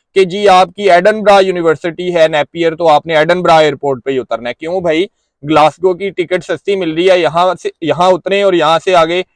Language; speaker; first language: Urdu; non-native, local second language; Punjabi